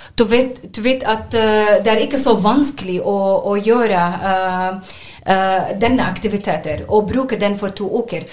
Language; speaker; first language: Norwegian; non-native, learner; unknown